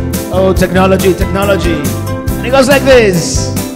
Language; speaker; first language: English; non-native, fluent; Spanish